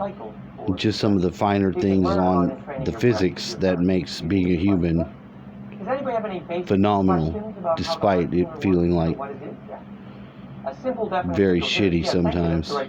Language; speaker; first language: English; native; English